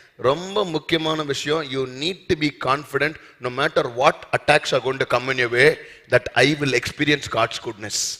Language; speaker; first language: English; non-native, local second language; Tamil